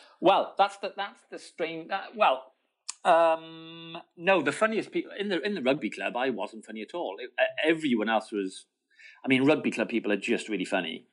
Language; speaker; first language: English; native; English